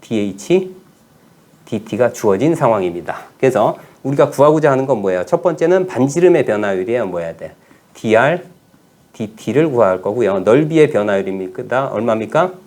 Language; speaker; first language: Korean; native; Korean